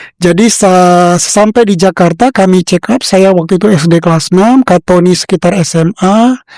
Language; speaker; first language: Indonesian; native; Indonesian